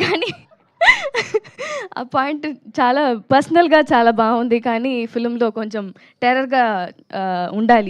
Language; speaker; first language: Telugu; non-native, learner; Tamil